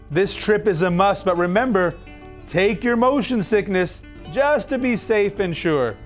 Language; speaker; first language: English; native; English